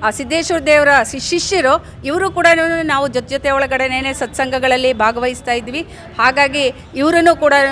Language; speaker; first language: Kannada; native; Kannada